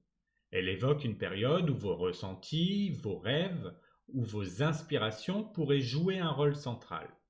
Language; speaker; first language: French; native; French